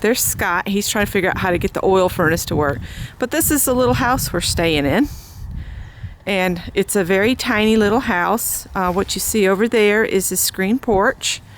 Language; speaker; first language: English; native; English